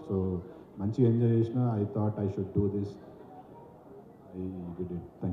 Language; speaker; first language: Telugu; native; Telugu